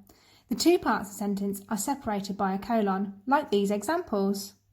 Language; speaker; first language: English; native; English